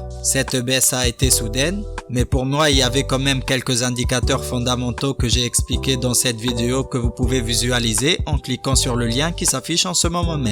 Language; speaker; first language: French; native; French